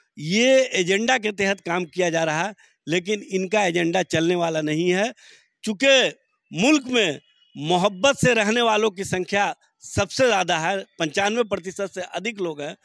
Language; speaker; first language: Hindi; native; Hindi